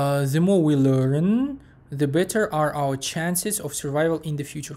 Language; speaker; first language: English; non-native, fluent; Kazakh